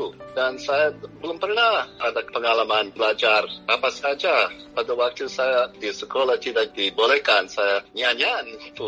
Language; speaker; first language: Indonesian; non-native, fluent; English